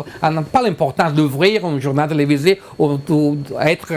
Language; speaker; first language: French; non-native, learner; Italian